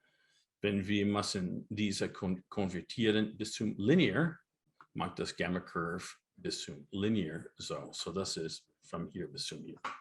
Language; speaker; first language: German; non-native, learner; English